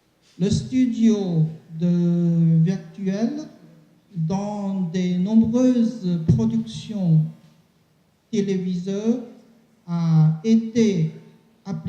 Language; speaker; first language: French; non-native, learner; Chinese